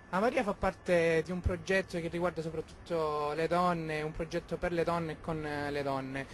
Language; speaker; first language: Italian; native; Italian